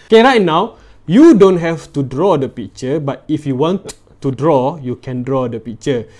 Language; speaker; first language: English; non-native, local second language; Malay